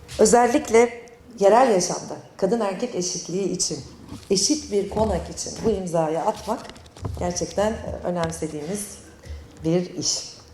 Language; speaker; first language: Turkish; native; Turkish